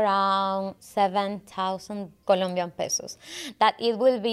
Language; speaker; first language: English; non-native, learner; Spanish